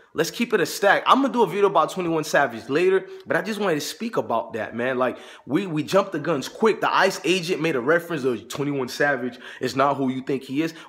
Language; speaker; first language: English; native; English